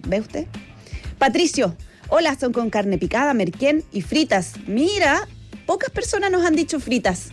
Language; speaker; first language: Spanish; native; Spanish